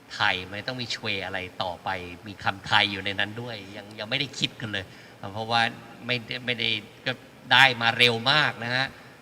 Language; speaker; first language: Thai; native; Thai